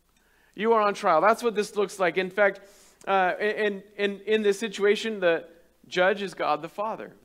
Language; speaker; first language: English; native; English